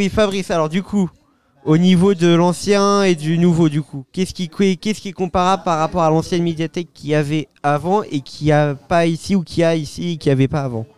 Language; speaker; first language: French; native; French